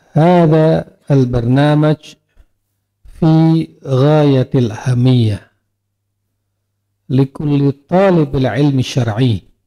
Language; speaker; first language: Arabic; non-native, fluent; Indonesian